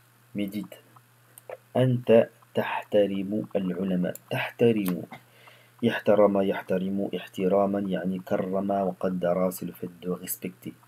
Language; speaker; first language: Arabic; non-native, fluent; French